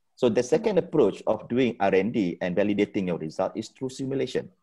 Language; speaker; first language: English; non-native, local second language; Malay